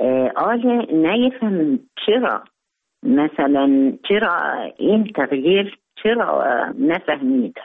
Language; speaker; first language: Persian; non-native, learner; Arabic